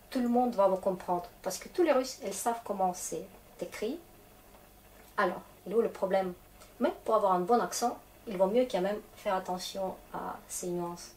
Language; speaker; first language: French; non-native, fluent; Russian